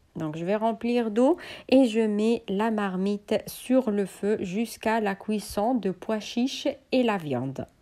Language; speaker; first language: French; non-native, local second language; Arabic